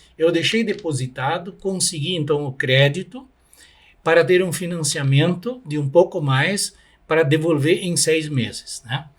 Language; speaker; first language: Portuguese; non-native, local second language; German